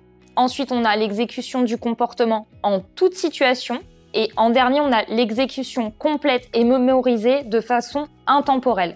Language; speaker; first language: French; native; French